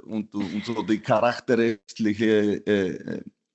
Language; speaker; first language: German; non-native, fluent; Icelandic